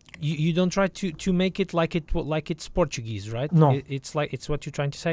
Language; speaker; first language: English; non-native, fluent; Portuguese